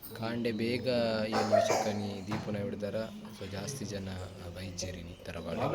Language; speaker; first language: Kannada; non-native, local second language; Tulu